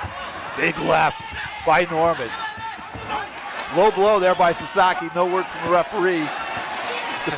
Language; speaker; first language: English; native; English